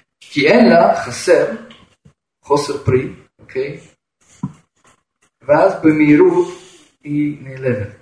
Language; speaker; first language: Hebrew; non-native, fluent; Russian